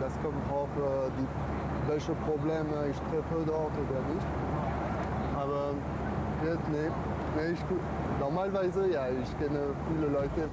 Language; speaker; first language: German; non-native, learner; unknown